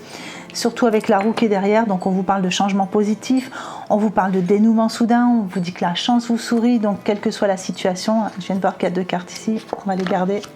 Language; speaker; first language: French; native; French